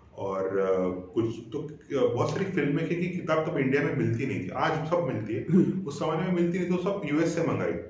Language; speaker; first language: Hindi; non-native, local second language; Marathi